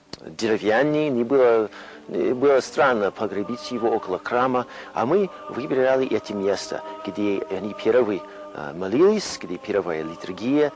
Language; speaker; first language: Russian; non-native, fluent; English